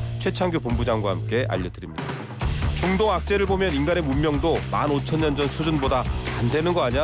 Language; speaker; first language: Korean; native; Korean